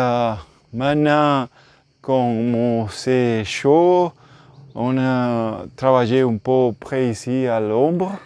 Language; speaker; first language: French; non-native, learner; English